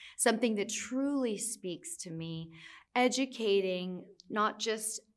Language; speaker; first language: English; native; English